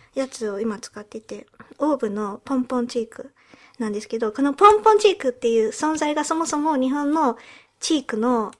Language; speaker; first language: Japanese; early bilingual, heritage; Japanese